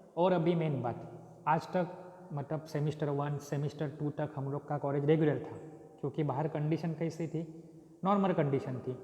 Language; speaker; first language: Hindi; non-native, local second language; Marathi